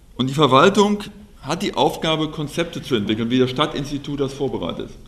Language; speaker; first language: German; native; German